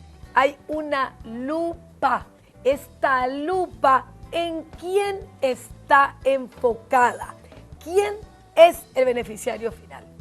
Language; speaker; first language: Spanish; native; Spanish